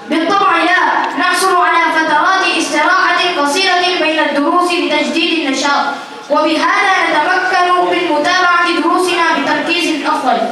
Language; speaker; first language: Arabic; non-native, learner; Urdu